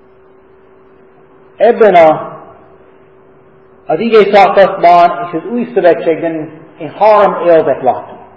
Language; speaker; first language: Hungarian; non-native, fluent; English